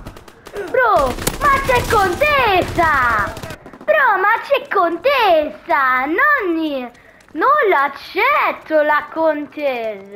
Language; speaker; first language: Italian; native; Italian